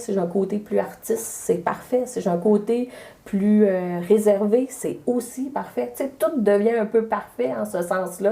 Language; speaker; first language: French; native; French